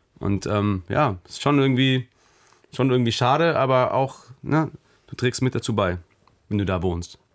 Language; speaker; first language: German; native; German